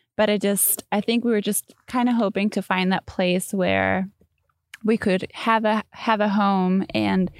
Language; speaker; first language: English; non-native, fluent; Danish